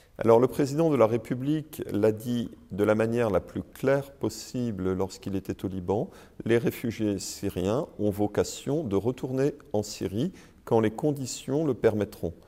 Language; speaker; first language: French; native; French